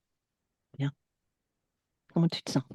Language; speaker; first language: French; native; French